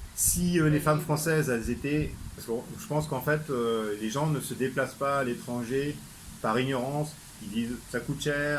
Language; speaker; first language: French; native; French